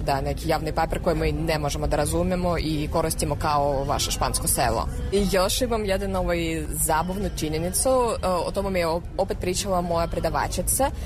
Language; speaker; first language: Serbian; non-native, fluent; Russian